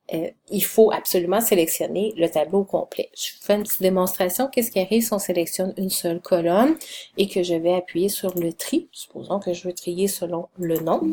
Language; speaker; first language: French; native; French